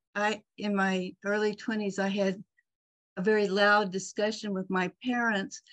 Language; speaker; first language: English; native; English